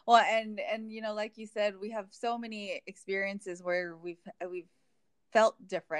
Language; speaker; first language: English; native; English